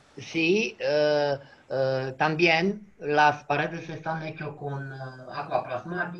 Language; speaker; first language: Spanish; non-native, fluent; Romanian